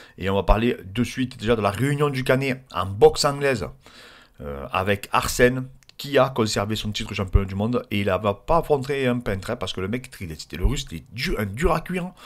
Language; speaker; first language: French; native; French